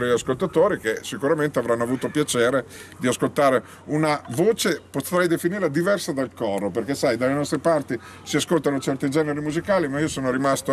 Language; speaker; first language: Italian; native; Italian